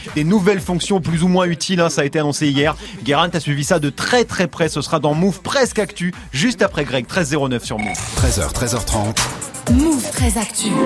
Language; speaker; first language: French; native; French